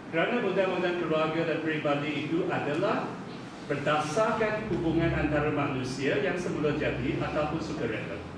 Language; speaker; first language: Malay; non-native, local second language; Chinese